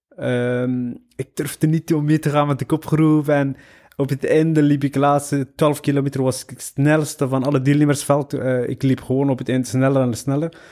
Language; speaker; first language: Dutch; early bilingual, other home language; Somali